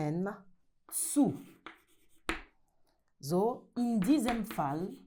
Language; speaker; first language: German; non-native, learner; French